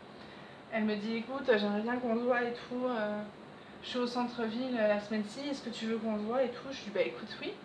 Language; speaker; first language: French; native; French